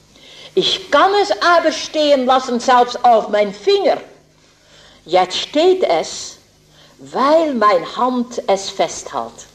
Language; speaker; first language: German; non-native, fluent; Dutch